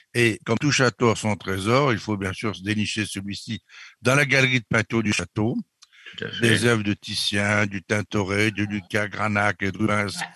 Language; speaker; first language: French; native; French